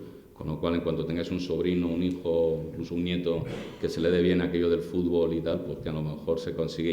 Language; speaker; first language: Spanish; native; Spanish